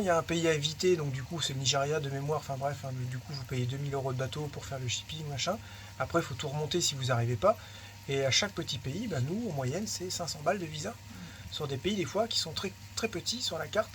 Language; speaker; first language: French; native; French